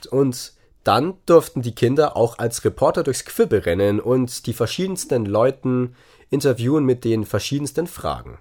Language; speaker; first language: German; native; German